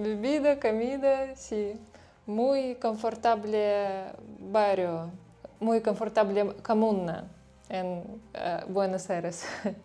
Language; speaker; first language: Spanish; non-native, learner; Russian